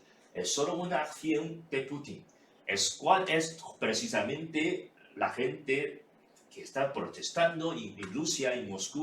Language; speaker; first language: Spanish; non-native, fluent; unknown